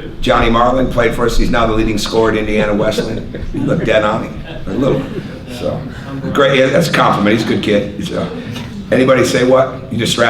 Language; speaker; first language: English; native; English